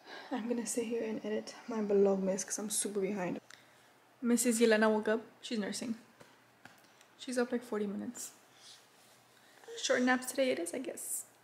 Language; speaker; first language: English; early bilingual, other home language; Spanish